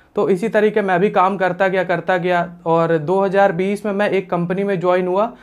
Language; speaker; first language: Hindi; native; Hindi